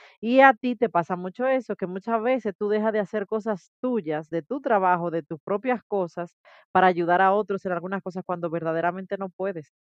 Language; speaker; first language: Spanish; native; Spanish